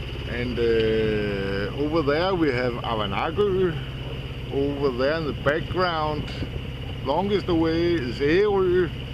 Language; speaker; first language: English; non-native, fluent; Danish